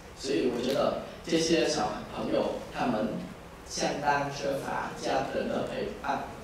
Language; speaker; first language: Chinese; non-native, fluent; Vietnamese